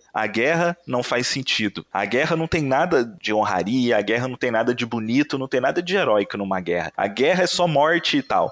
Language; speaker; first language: Portuguese; native; Portuguese